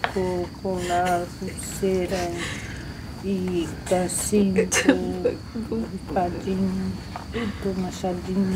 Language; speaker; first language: Portuguese; non-native, local second language; Guarani